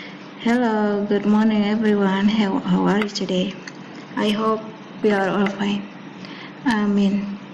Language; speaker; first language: English; non-native, fluent; Indonesian